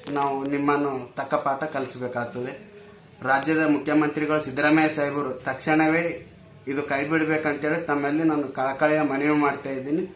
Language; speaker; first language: Kannada; native; Kannada